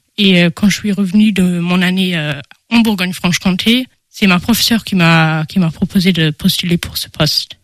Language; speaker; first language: French; non-native, fluent; German